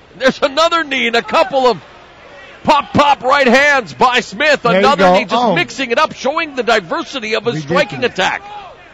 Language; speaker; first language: English; native; English